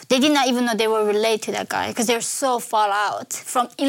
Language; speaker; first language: English; non-native, fluent; Korean